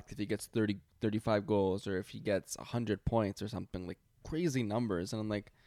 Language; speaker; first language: English; native; English